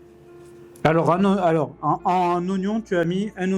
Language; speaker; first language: French; native; French